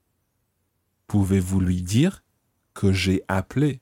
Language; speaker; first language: French; non-native, fluent; English